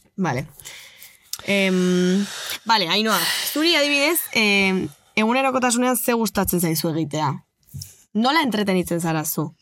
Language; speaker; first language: Basque; native; Basque